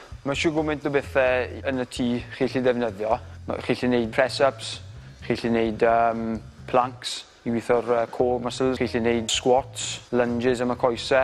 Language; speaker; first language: Welsh; native; Welsh